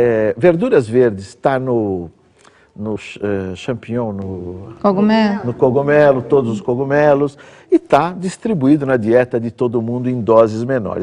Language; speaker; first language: Portuguese; native; Portuguese